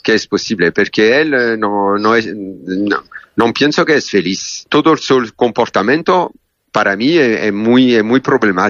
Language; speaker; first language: Spanish; non-native, fluent; French